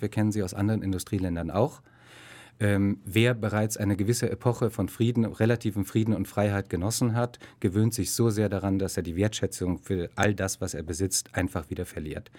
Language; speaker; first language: German; native; German